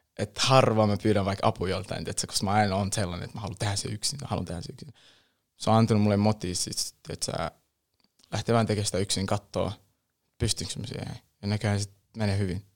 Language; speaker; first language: Finnish; early bilingual, other home language; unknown